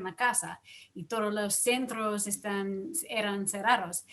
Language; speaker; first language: Spanish; non-native, fluent; English